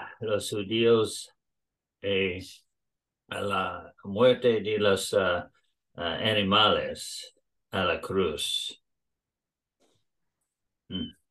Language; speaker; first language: Spanish; non-native, learner; English